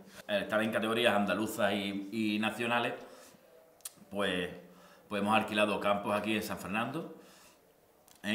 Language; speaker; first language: Spanish; native; Spanish